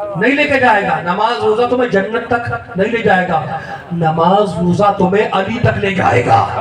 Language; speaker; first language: Urdu; native; Urdu